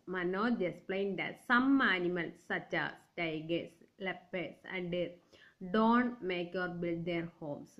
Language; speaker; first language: English; non-native, local second language; Malayalam